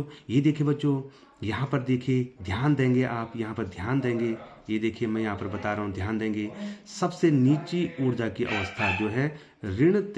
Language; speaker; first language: Hindi; native; Hindi